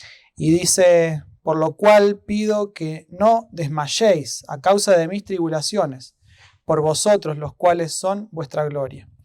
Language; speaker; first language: Spanish; native; Spanish